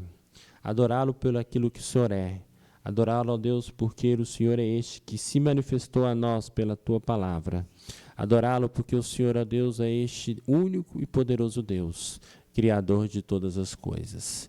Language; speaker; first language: Portuguese; native; Portuguese